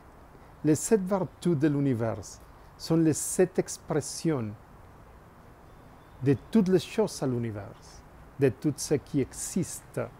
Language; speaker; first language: French; non-native, learner; Spanish